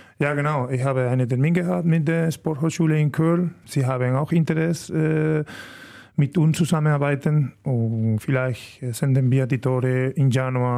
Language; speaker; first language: German; non-native, learner; Spanish